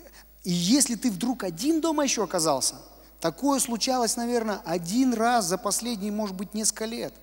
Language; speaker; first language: Russian; native; Russian